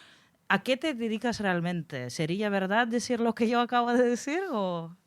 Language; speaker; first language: Spanish; non-native, fluent; Russian